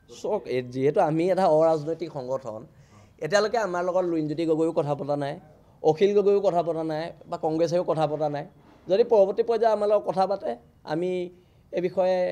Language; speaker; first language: Assamese; native; Assamese